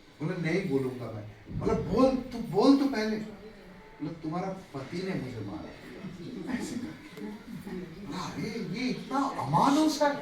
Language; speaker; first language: Hindi; non-native, local second language; Bangla